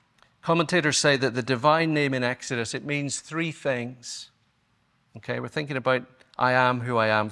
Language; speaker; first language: English; native; English